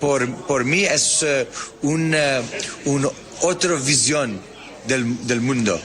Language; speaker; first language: Spanish; non-native, learner; English